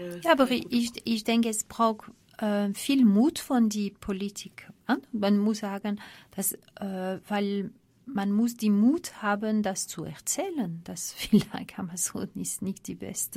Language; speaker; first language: German; non-native, fluent; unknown